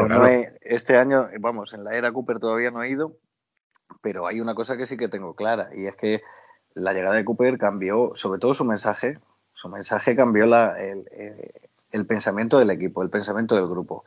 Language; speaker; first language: Spanish; native; Spanish